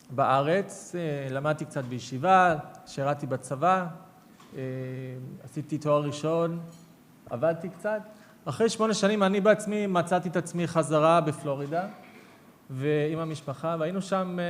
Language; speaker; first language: Hebrew; non-native, fluent; English